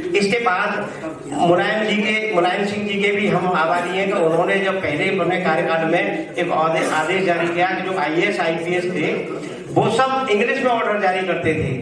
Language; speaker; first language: Hindi; native; Hindi